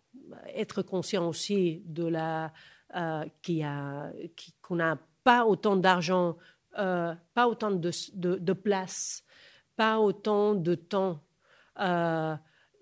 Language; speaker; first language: French; non-native, fluent; Catalan